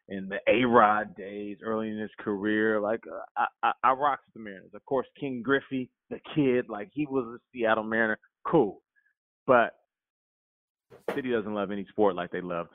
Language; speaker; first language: English; native; English